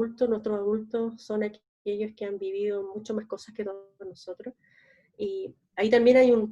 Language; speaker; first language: Spanish; native; Spanish